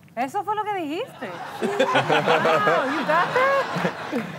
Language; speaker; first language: Spanish; early bilingual, heritage; Spanish